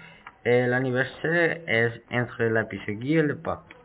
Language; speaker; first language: French; non-native, learner; Spanish